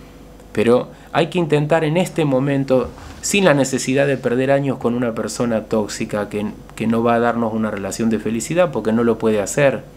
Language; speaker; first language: Spanish; native; Spanish